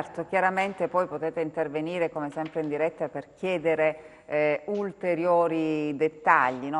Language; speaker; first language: Italian; native; Italian